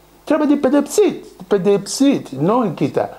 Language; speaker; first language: Romanian; non-native, learner; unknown